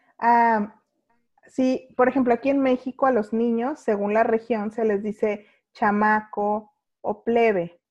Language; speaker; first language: Spanish; native; Spanish